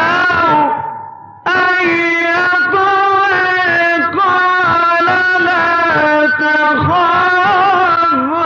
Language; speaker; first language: Arabic; native; Arabic